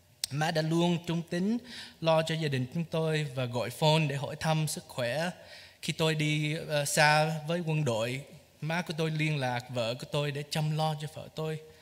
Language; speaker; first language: Vietnamese; early bilingual, heritage; Vietnamese